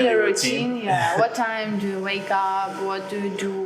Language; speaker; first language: English; non-native, learner; Russian